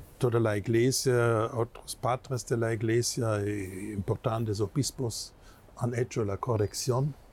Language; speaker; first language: Spanish; non-native, fluent; German